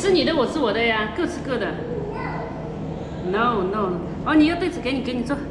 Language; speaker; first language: Chinese; non-native, local second language; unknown